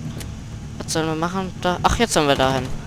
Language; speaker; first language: German; native; German